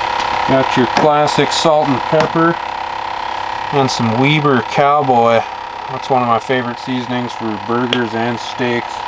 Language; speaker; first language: English; native; English